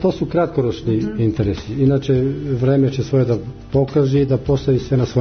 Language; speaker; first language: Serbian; non-native, local second language; Gurani